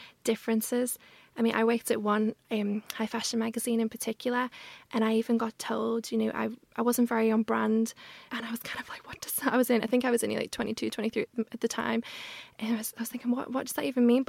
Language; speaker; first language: English; native; English